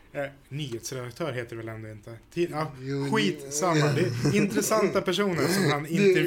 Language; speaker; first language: Swedish; native; Swedish